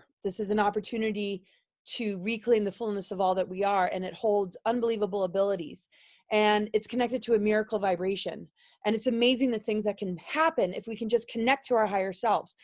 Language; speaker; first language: English; native; English